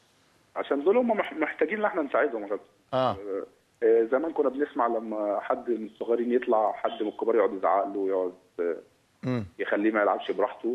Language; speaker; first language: Arabic; native; Arabic